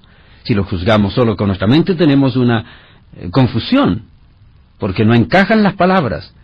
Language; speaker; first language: Spanish; native; Spanish